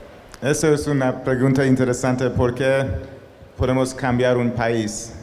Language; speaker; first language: Spanish; non-native, learner; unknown